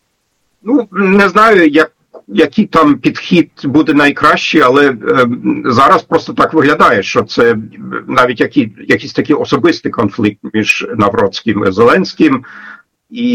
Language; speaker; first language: Ukrainian; non-native, fluent; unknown